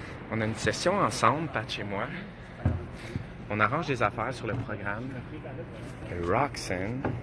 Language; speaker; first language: French; native; French